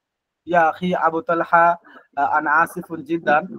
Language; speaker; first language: Arabic; non-native, learner; Bangla